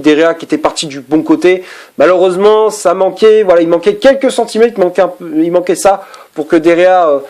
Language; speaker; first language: French; native; French